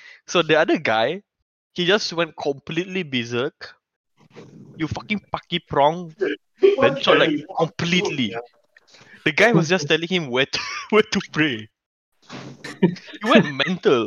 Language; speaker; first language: English; non-native, local second language; Malay